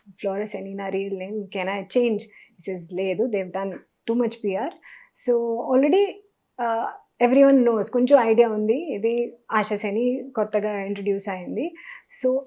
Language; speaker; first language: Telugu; non-native, learner; Hindi